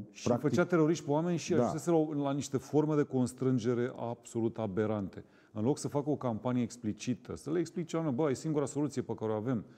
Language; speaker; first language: Romanian; native; Romanian